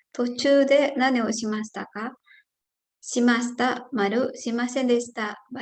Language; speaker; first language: Japanese; non-native, fluent; Indonesian